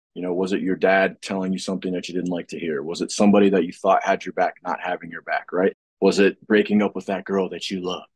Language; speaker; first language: English; native; English